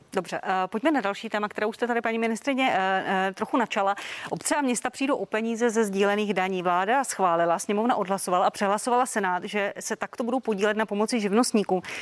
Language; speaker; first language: Czech; native; Czech